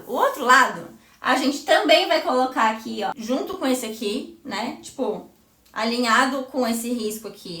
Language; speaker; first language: Portuguese; native; Portuguese